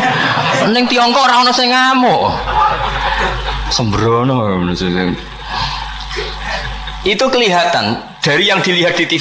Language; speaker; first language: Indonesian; non-native, local second language; Javanese